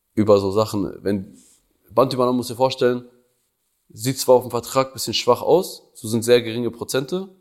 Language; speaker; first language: German; early bilingual, other home language; Albanian